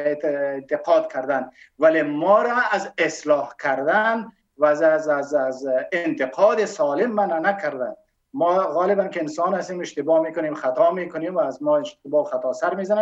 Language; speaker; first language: Persian; non-native, local second language; Pashto